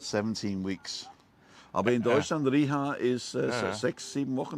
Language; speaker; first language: German; non-native, learner; English